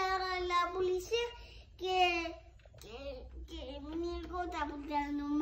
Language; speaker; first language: Spanish; native; Spanish